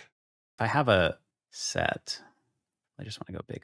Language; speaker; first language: English; native; English